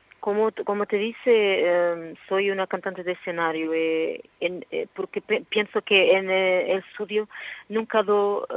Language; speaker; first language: Spanish; non-native, learner; Portuguese